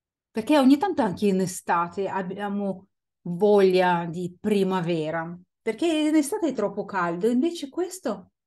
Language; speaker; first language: Italian; non-native, fluent; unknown